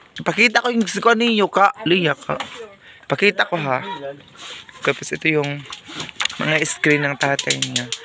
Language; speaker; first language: Filipino; non-native, local second language; Cebuano